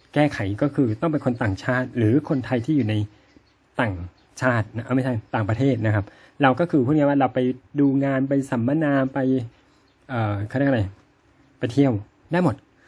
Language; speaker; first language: Thai; native; Thai